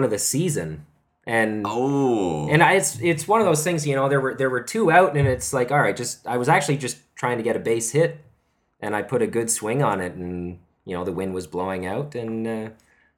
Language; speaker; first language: English; native; English